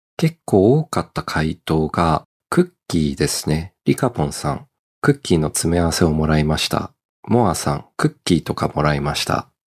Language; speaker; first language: Japanese; early bilingual, heritage; Japanese